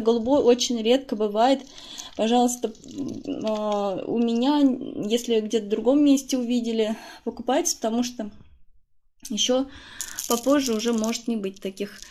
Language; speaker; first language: Russian; native; Russian